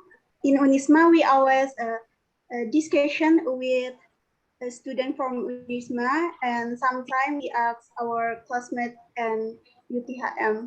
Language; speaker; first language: English; non-native, learner; Indonesian